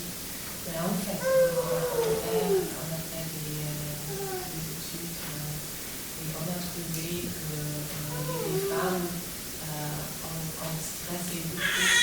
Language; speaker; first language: French; non-native, fluent; English